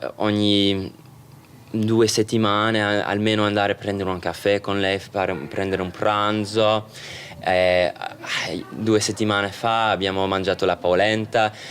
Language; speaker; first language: Italian; early bilingual, other home language; English